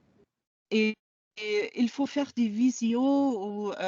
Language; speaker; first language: French; non-native, fluent; German